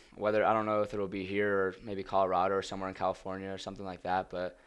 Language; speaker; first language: English; native; English